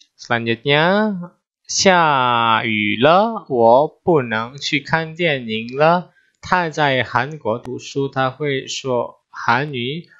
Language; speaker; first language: Chinese; non-native, fluent; Indonesian